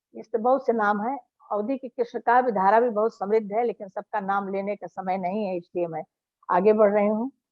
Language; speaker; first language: Hindi; native; Hindi